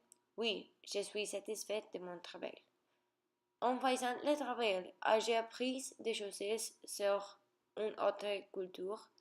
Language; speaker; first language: French; non-native, learner; Spanish